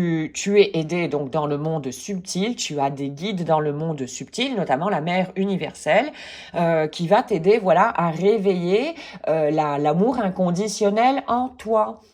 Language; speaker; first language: French; native; French